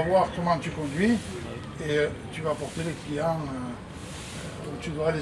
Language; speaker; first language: French; native; French